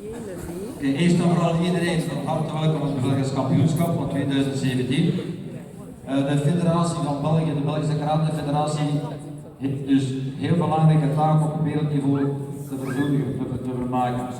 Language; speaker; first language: Dutch; native; Dutch